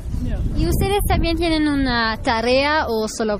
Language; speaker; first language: Spanish; non-native, learner; German